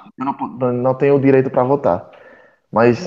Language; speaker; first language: Portuguese; non-native, fluent; Spanish